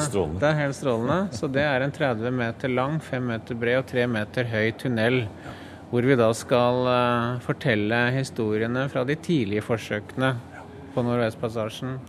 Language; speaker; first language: Norwegian; native; Norwegian